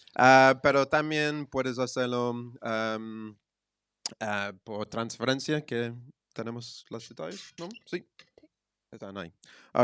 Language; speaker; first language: Spanish; non-native, fluent; English